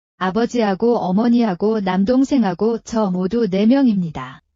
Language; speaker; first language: Korean; non-native, learner; Nepali